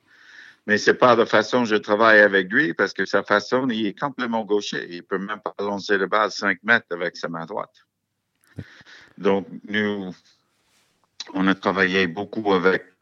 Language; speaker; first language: French; non-native, fluent; English